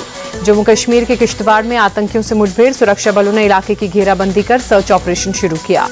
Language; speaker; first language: Hindi; native; Hindi